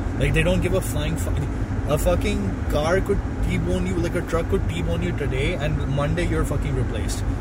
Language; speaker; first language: English; non-native, local second language; Hindi